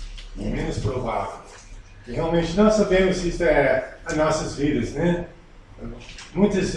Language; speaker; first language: Portuguese; non-native, fluent; English